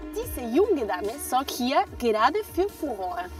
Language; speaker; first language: German; non-native, fluent; Spanish